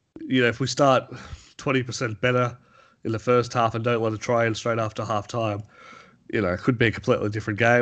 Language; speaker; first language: English; native; English